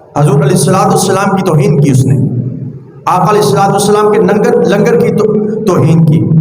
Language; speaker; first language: Urdu; non-native, local second language; Punjabi